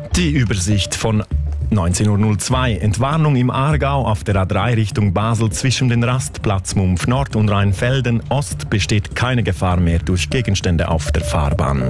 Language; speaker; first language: German; native; German